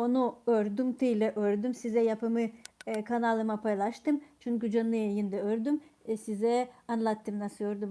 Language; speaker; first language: Turkish; non-native, fluent; Ukrainian